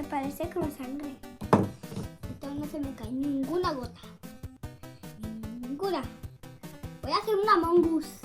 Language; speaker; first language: Spanish; native; Spanish